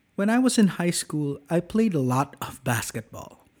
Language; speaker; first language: English; non-native, local second language; Cebuano